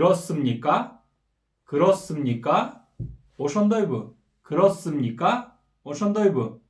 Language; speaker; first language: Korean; non-native, fluent; Kyrgyz